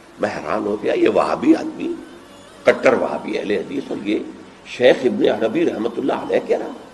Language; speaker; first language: Urdu; native; Urdu